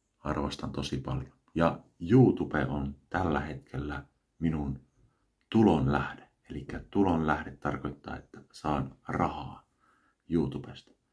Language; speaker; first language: Finnish; native; Finnish